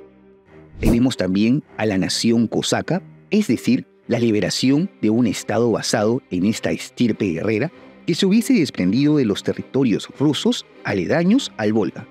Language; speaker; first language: Spanish; native; Spanish